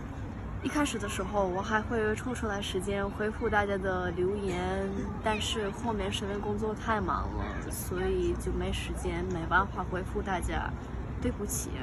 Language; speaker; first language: Chinese; non-native, fluent; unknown